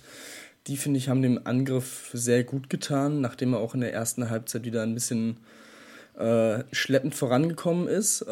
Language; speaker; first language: German; native; German